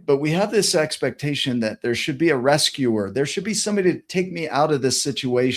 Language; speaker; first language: English; native; English